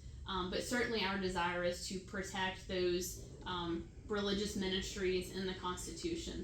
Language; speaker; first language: English; native; English